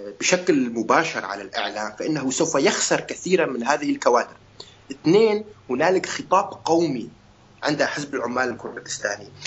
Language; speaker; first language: Arabic; non-native, local second language; Kurdish